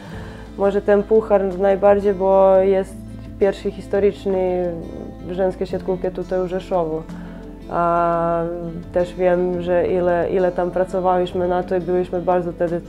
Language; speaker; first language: Polish; non-native, fluent; Serbian